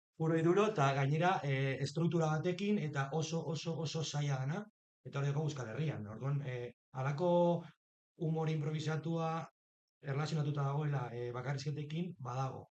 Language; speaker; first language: Basque; non-native, local second language; Spanish